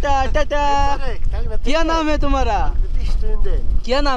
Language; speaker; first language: Hindi; non-native, learner; Bangla